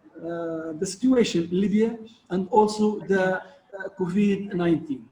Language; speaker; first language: English; non-native, learner; Arabic